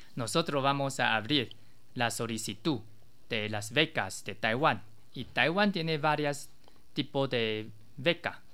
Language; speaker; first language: Spanish; non-native, learner; Chinese